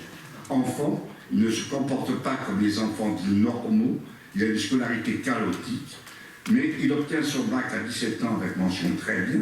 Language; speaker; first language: French; native; French